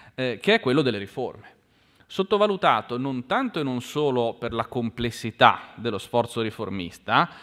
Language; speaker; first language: Italian; native; Italian